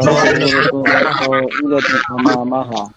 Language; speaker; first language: Arabic; non-native, learner; Bangla